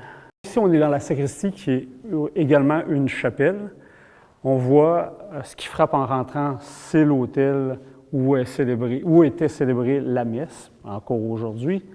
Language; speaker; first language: French; native; French